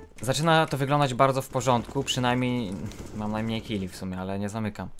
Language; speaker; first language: Polish; native; Polish